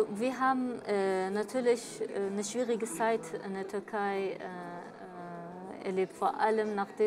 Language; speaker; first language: German; early bilingual, other home language; Kurdish